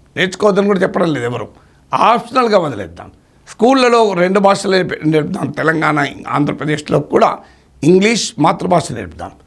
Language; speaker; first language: Telugu; native; Telugu